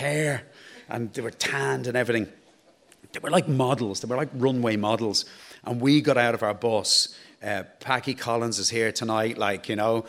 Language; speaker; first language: English; native; English